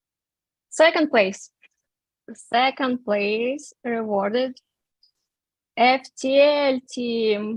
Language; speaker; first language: English; non-native, fluent; Russian